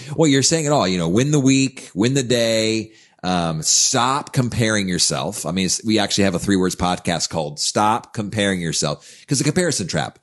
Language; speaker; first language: English; native; English